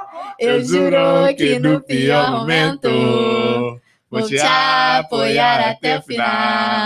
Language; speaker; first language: Portuguese; non-native, fluent; English